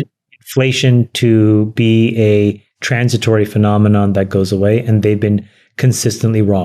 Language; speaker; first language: English; native; English